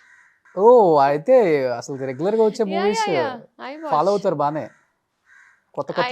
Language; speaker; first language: Telugu; native; Telugu